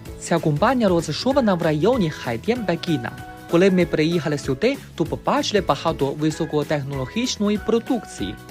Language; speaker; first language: Ukrainian; non-native, fluent; Chinese